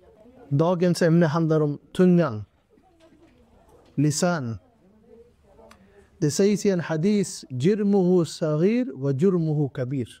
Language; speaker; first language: Swedish; non-native, fluent; Urdu